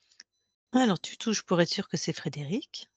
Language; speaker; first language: French; native; French